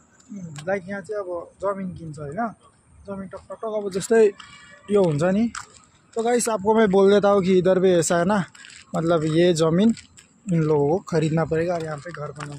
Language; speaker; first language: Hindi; non-native, local second language; Nepali